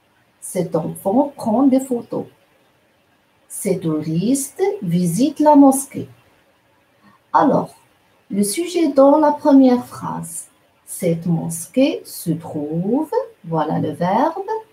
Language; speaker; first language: French; non-native, local second language; Arabic